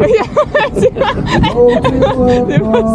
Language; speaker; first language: French; non-native, learner; Chinese